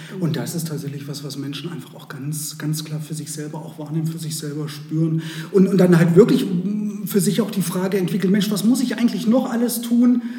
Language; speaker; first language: German; native; German